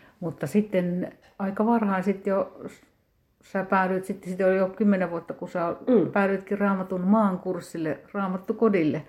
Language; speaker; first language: Finnish; native; Finnish